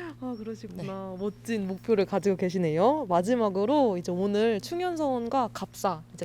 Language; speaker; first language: Korean; native; Korean